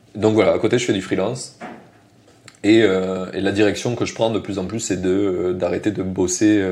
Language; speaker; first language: French; native; French